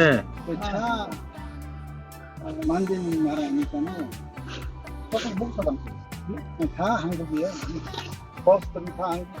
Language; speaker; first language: Korean; non-native, learner; Mongolian